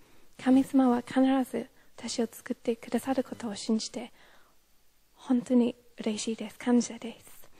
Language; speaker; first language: Japanese; non-native, fluent; English